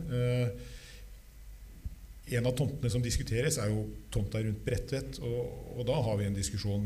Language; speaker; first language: Norwegian; native; Norwegian